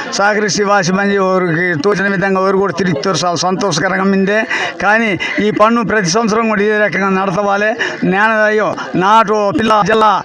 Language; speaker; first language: Telugu; non-native, local second language; Koya